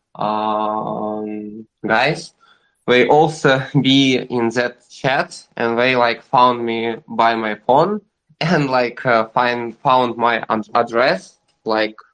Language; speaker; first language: English; non-native, learner; Russian